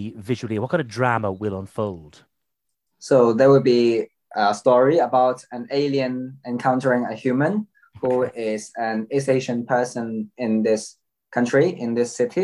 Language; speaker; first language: English; non-native, local second language; Cantonese